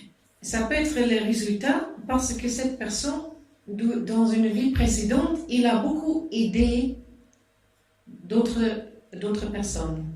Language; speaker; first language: French; non-native, fluent; German